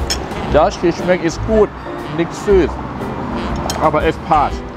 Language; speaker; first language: German; non-native, learner; Thai